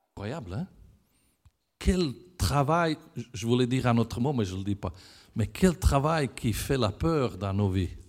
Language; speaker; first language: French; non-native, fluent; Italian